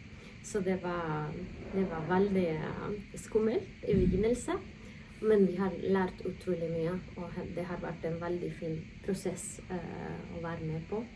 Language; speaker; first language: Norwegian; non-native, fluent; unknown